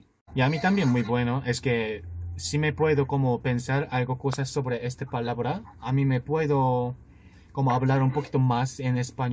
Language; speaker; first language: Spanish; non-native, learner; Korean